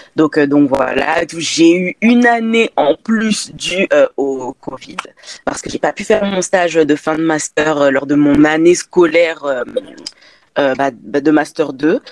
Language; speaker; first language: French; native; French